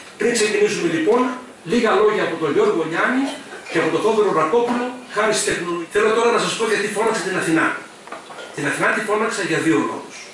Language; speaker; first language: Greek; native; Greek